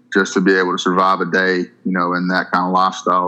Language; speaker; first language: English; native; English